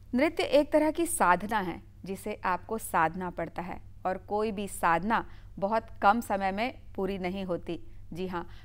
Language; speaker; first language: Hindi; native; Hindi